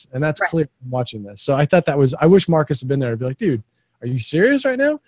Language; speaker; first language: English; native; English